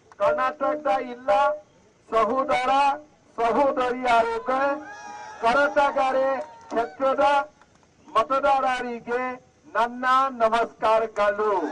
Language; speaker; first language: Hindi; non-native, local second language; Assamese